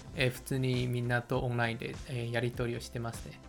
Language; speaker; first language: Japanese; non-native, fluent; Chinese